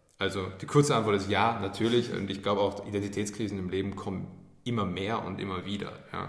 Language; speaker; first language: German; early bilingual, other home language; English